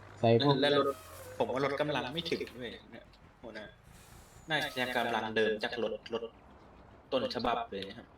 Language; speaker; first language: Thai; native; Thai